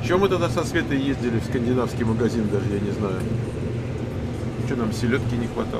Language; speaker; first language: Russian; native; Russian